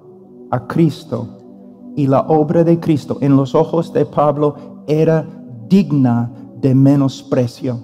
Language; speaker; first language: Spanish; non-native, fluent; English